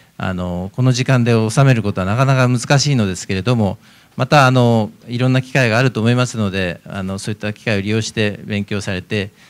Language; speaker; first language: Japanese; native; Japanese